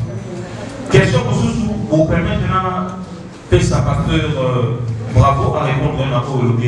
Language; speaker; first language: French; non-native, local second language; Lingala